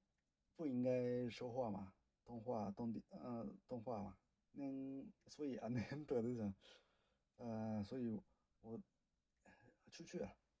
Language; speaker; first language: Chinese; non-native, learner; Japanese